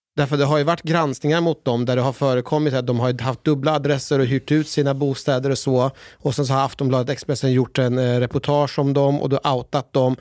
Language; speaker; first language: Swedish; early bilingual, other home language; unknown